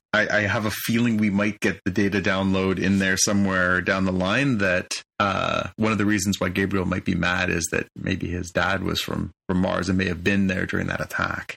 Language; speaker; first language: English; native; English